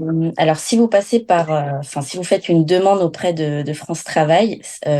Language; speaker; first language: French; native; French